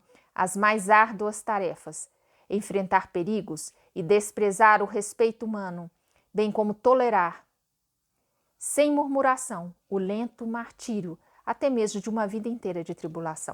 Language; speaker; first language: Portuguese; native; Portuguese